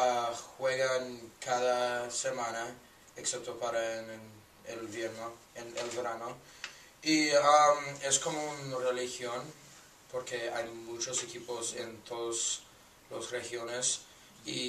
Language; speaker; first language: Spanish; non-native, learner; English